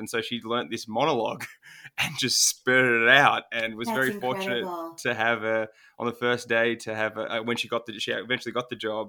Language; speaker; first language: English; non-native, local second language; Turkish